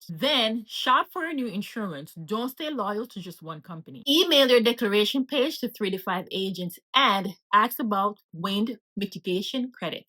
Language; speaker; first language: English; native; English